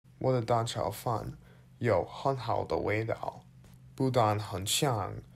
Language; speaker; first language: Chinese; non-native, learner; English